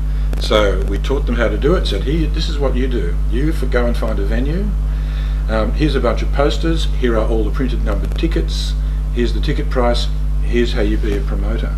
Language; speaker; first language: English; native; English